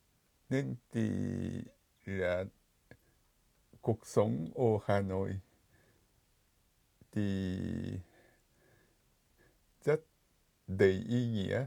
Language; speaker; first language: Vietnamese; non-native, fluent; Japanese